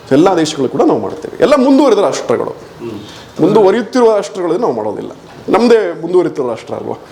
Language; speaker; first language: Kannada; non-native, local second language; Tulu